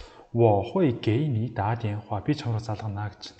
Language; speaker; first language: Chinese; non-native, fluent; Mongolian